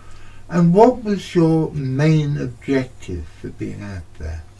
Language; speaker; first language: English; native; English